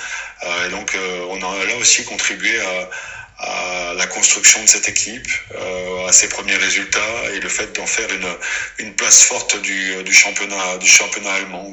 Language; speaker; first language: French; native; French